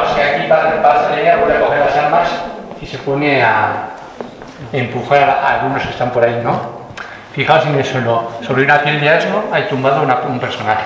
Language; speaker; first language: Spanish; native; Spanish